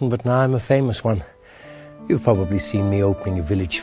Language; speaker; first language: English; native; English